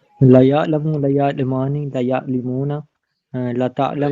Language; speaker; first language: Arabic; non-native, learner; Urdu